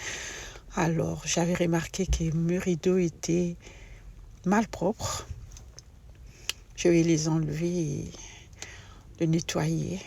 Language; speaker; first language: French; non-native, local second language; Lingala